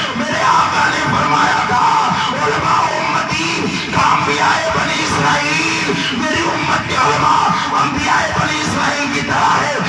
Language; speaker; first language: Urdu; native; Urdu